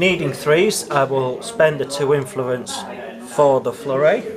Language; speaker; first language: English; native; English